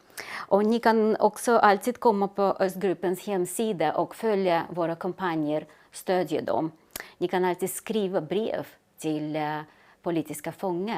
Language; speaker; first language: Swedish; non-native, fluent; Russian